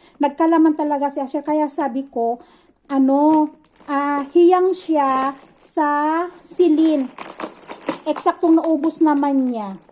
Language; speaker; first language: Filipino; native; Filipino